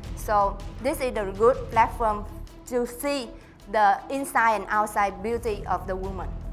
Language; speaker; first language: English; non-native, learner; Vietnamese